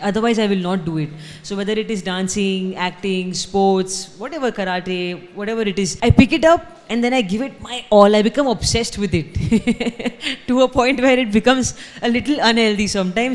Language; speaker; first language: English; non-native, local second language; Hindi